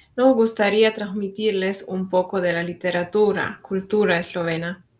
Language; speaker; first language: Spanish; non-native, fluent; Slovenian